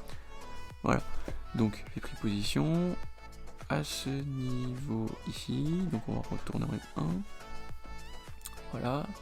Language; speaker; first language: French; native; French